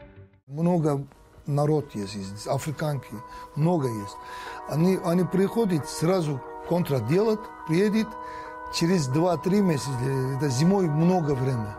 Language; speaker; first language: Russian; non-native, learner; Turkish